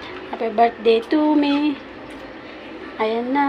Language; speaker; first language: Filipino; native; Filipino